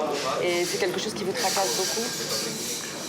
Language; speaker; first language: French; native; French